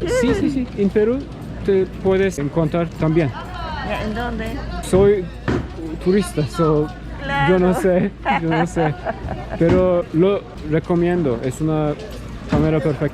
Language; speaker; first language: Spanish; non-native, learner; Turkish